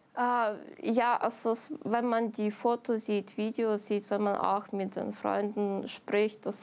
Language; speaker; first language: German; non-native, fluent; Ukrainian